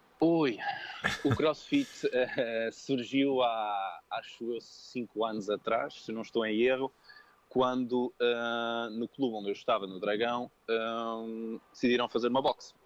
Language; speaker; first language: Portuguese; early bilingual, other home language; French